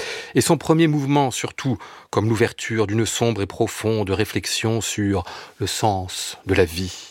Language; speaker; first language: French; native; French